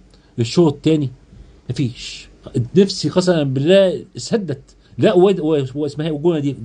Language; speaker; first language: Arabic; native; Arabic